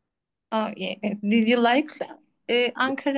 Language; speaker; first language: English; non-native, learner; Turkish